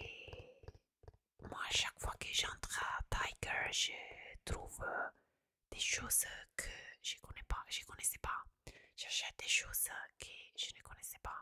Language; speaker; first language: French; non-native, fluent; Italian